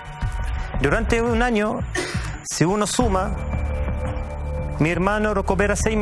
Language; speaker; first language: Spanish; native; Spanish